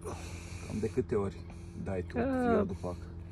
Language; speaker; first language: Romanian; native; Romanian